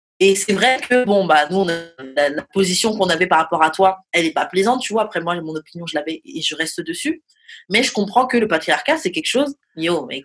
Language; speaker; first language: French; native; French